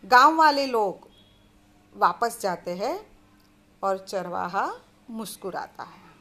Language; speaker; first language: Hindi; non-native, local second language; Gujarati